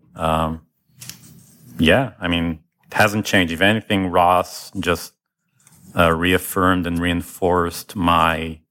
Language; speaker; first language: English; non-native, fluent; Hebrew